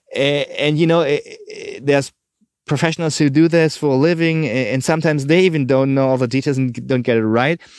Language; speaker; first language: English; non-native, fluent; German